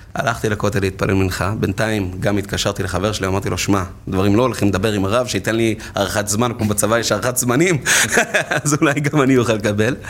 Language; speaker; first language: Hebrew; native; Hebrew